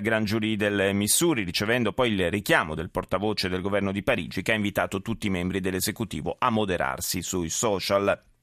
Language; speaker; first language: Italian; native; Italian